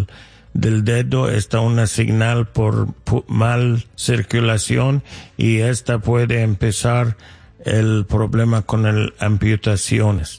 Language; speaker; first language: Spanish; non-native, learner; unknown